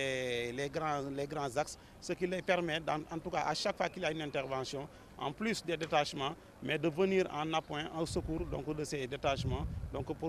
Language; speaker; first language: French; non-native, local second language; Wolof